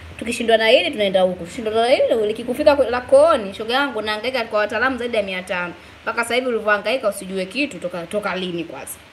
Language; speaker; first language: Swahili; native; Swahili